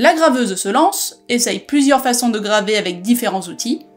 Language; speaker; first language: French; native; French